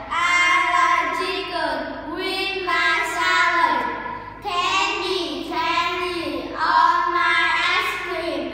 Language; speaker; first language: English; non-native, learner; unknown